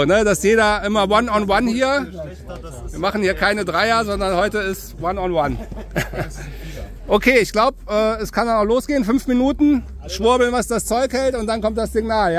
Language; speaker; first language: German; native; German